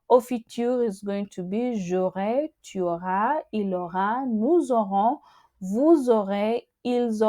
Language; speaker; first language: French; non-native, fluent; English